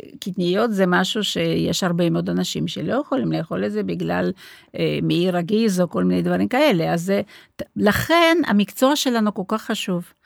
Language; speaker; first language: Hebrew; non-native, fluent; Russian